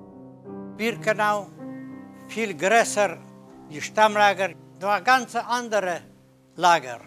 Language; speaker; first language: German; non-native, learner; Polish